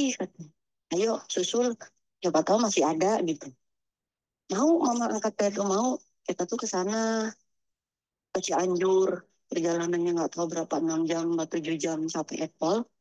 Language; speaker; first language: Indonesian; native; Indonesian